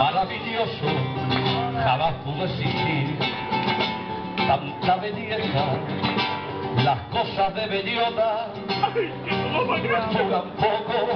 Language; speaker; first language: Spanish; native; Spanish